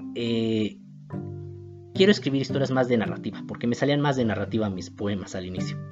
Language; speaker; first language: Spanish; native; Spanish